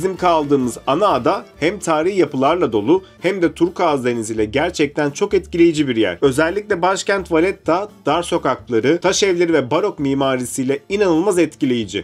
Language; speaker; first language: Turkish; native; Turkish